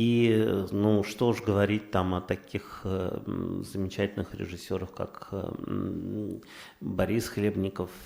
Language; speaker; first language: Russian; native; Russian